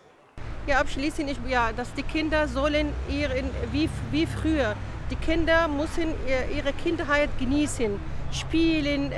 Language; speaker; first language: German; non-native, fluent; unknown